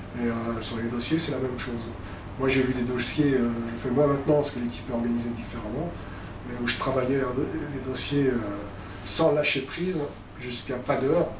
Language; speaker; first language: French; native; French